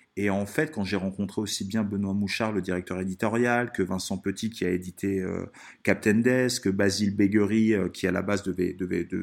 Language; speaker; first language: French; early bilingual, other home language; Italian